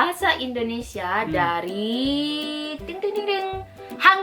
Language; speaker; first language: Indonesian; non-native, local second language; Minangkabau